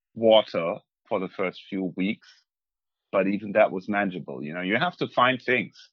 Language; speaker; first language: English; non-native, fluent; German